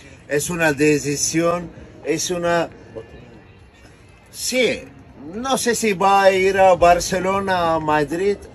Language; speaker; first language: Spanish; non-native, fluent; Turkish